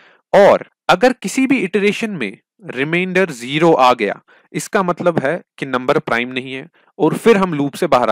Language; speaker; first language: Hindi; non-native, local second language; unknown